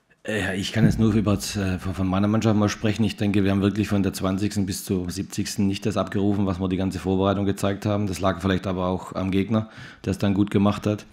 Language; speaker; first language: German; native; German